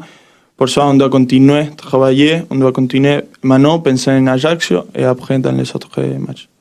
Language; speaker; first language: French; non-native, learner; Spanish